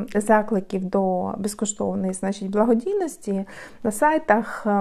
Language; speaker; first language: Ukrainian; native; Ukrainian